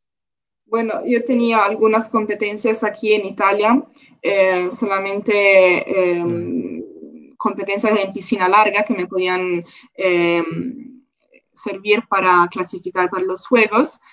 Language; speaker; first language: Spanish; non-native, local second language; Italian